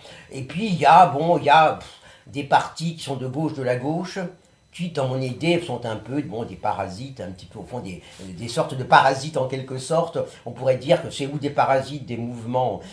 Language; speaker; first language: French; native; French